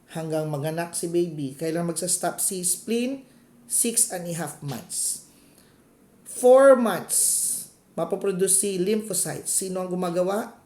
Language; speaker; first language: Filipino; non-native, local second language; Cebuano